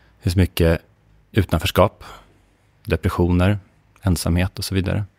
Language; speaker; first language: Swedish; native; Swedish